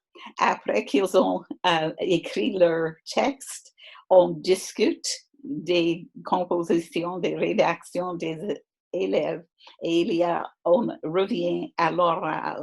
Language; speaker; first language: French; non-native, fluent; English